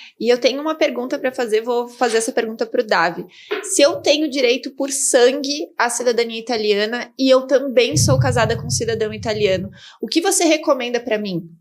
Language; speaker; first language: Portuguese; native; Portuguese